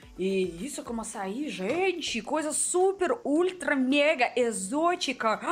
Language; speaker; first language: Portuguese; non-native, learner; Russian